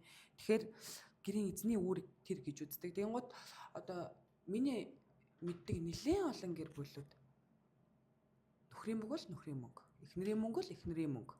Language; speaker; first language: Mongolian; native; Mongolian